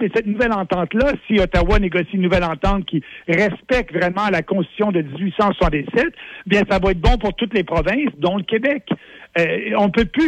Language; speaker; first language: French; native; French